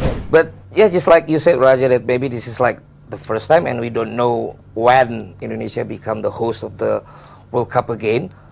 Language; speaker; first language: English; non-native, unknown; Indonesian